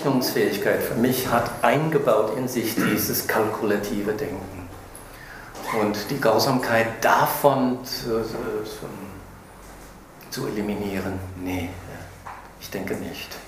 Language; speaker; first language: German; non-native, fluent; English